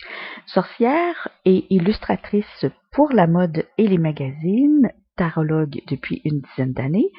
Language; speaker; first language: French; native; French